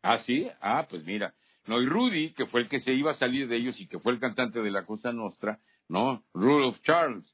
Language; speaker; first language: Spanish; native; Spanish